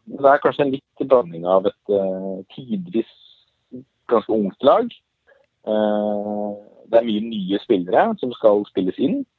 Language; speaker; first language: Norwegian; native; Norwegian